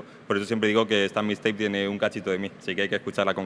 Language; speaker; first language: Spanish; native; Spanish